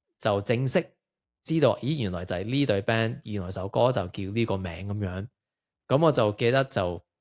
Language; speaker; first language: Cantonese; native; Cantonese